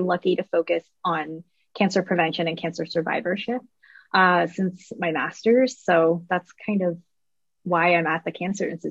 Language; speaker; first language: English; native; English